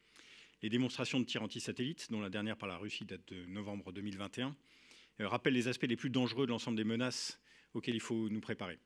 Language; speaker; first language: French; native; French